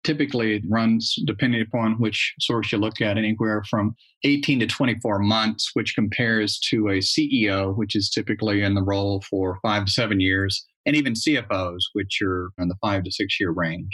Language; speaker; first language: English; native; English